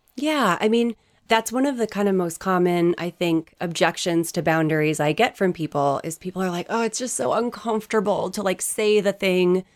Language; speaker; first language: English; native; English